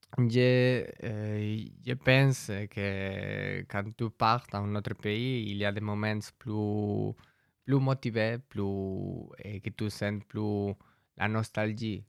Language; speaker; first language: French; non-native, learner; Spanish